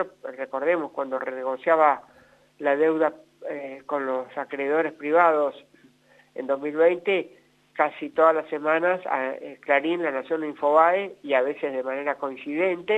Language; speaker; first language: Spanish; native; Spanish